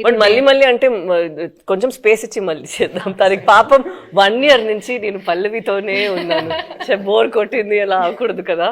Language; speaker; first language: Telugu; non-native, fluent; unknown